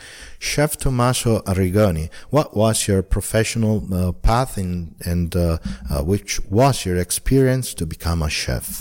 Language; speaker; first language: English; non-native, fluent; Italian